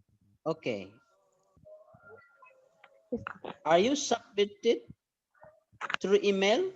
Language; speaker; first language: English; non-native, fluent; Indonesian